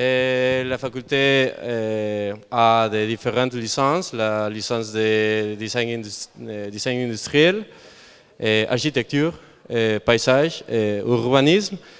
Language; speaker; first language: French; non-native, learner; Spanish